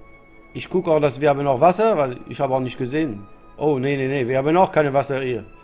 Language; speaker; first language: German; non-native, learner; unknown